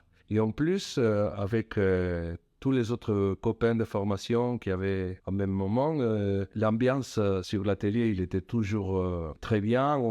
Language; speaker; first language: French; non-native, fluent; Spanish